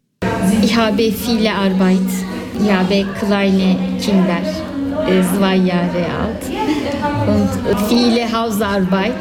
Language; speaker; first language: German; non-native, learner; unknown